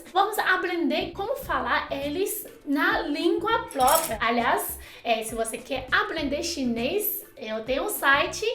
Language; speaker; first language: Portuguese; non-native, fluent; Chinese